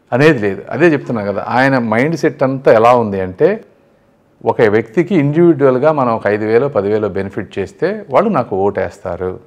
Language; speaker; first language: Telugu; native; Telugu